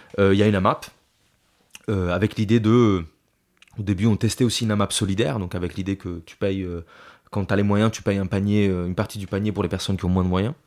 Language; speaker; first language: French; non-native, fluent; Italian